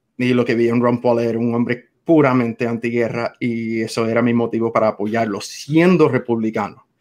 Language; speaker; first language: Spanish; non-native, fluent; English